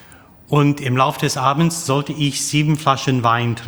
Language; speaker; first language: German; non-native, fluent; English